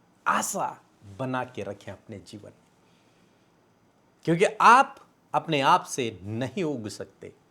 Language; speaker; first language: Hindi; native; Hindi